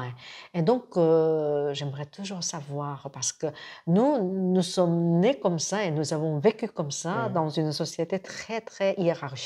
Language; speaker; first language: French; non-native, fluent; Korean